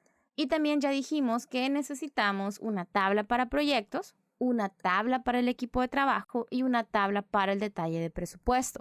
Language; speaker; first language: Spanish; native; Spanish